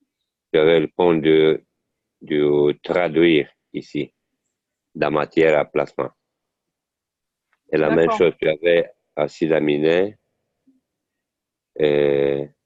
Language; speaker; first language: French; non-native, learner; Italian